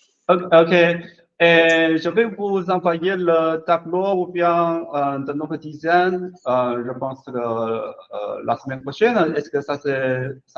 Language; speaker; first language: French; non-native, learner; Chinese